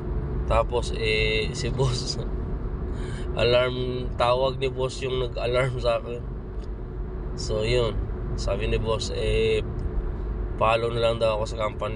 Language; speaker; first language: Filipino; native; Filipino